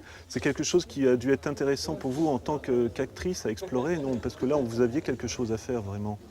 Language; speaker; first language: French; native; French